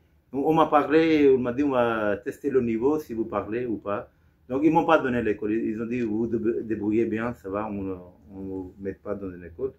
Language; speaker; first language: French; non-native, fluent; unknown